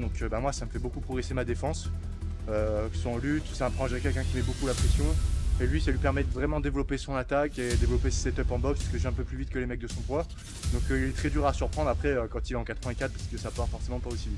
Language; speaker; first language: French; native; French